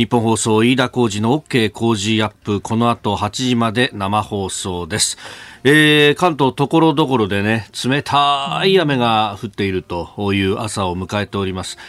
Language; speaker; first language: Japanese; native; Japanese